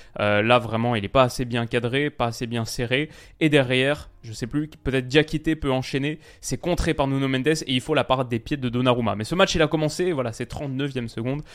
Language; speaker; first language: French; native; French